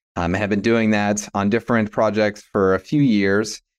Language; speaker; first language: English; native; English